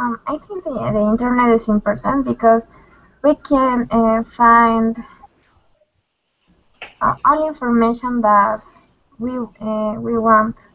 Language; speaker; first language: English; non-native, learner; Spanish